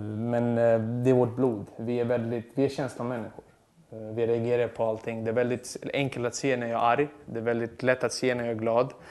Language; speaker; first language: Swedish; early bilingual, other home language; Serbian